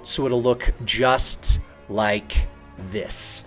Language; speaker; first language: English; native; English